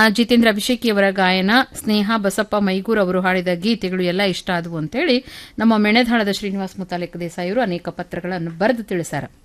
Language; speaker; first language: Kannada; native; Kannada